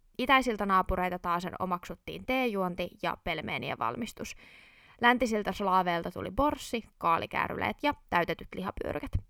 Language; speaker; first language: Finnish; native; Finnish